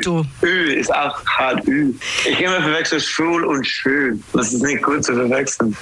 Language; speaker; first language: German; non-native, learner; English